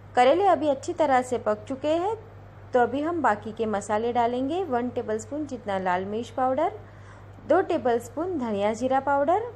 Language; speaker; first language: Hindi; non-native, local second language; Gujarati